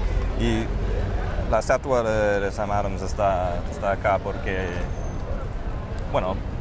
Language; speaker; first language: Spanish; non-native, fluent; English